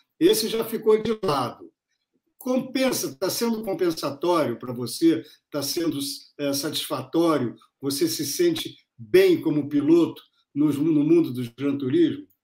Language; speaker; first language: Portuguese; native; Portuguese